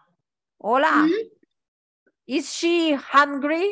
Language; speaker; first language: English; non-native, fluent; Ukrainian